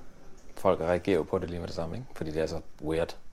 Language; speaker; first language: Danish; native; Danish